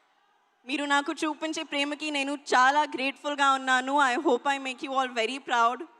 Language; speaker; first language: Telugu; non-native, learner; Hindi